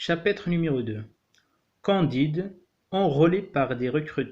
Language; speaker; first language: French; non-native, local second language; Arabic